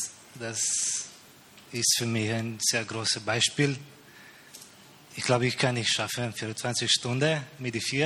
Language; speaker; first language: German; non-native, learner; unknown